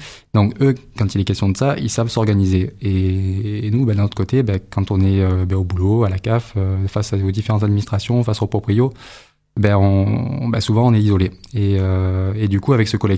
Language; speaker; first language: French; native; French